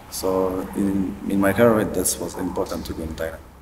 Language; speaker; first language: English; non-native, learner; French